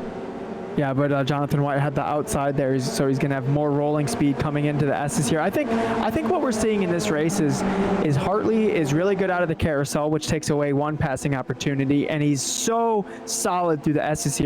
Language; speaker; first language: English; native; English